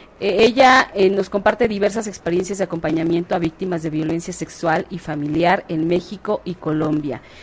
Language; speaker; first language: Spanish; native; Spanish